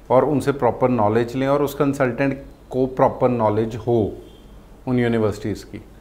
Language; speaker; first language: Hindi; non-native, local second language; Punjabi